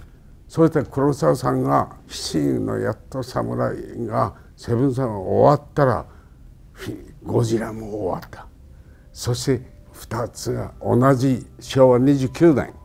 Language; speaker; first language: Japanese; native; Japanese